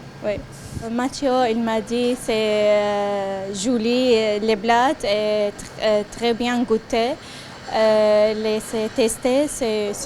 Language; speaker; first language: French; non-native, learner; Arabic